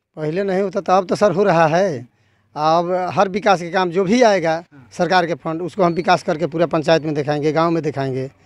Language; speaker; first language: Hindi; native; Hindi